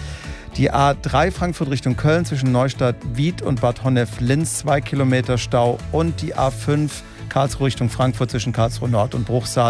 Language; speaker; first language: German; native; German